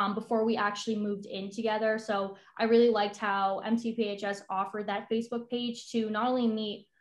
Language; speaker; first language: English; native; English